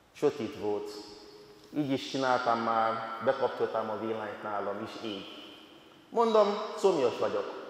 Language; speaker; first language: Hungarian; non-native, fluent; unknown